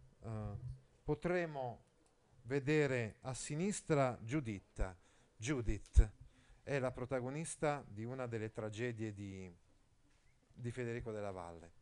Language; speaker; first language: Italian; native; Italian